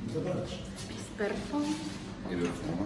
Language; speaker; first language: English; non-native, learner; Arabic